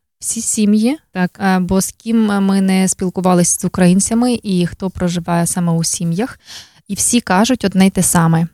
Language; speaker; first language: Ukrainian; native; Ukrainian